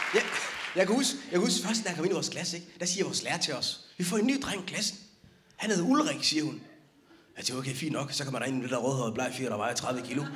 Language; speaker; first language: Danish; early bilingual, other home language; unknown